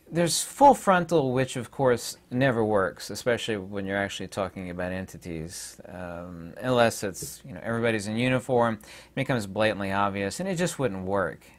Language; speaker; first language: English; native; English